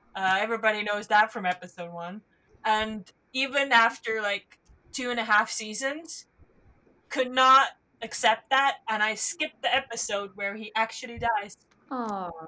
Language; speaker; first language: English; non-native, fluent; Estonian